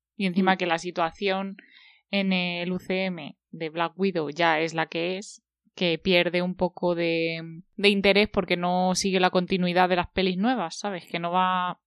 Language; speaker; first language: Spanish; native; Spanish